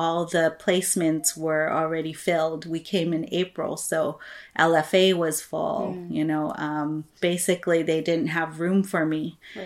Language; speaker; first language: English; non-native, local second language; Filipino